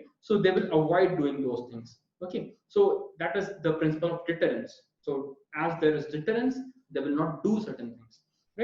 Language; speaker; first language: English; non-native, local second language; Hindi